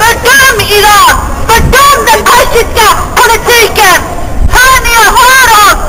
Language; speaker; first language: Swedish; non-native, fluent; Azerbaijani